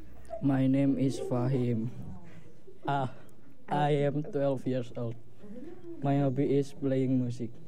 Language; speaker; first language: English; non-native, learner; Indonesian